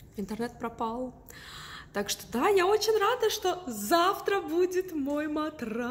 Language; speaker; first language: Russian; early bilingual, heritage; Russian